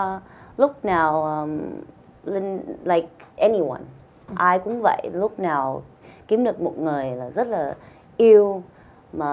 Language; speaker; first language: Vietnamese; early bilingual, heritage; Vietnamese